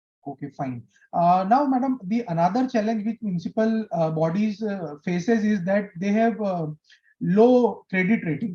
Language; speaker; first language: English; non-native, local second language; Hindi